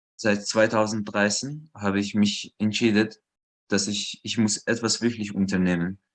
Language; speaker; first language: German; non-native, learner; Persian